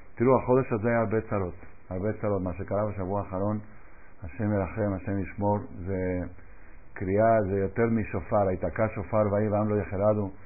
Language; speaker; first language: Hebrew; non-native, fluent; Spanish